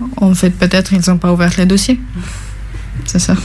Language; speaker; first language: French; non-native, fluent; Albanian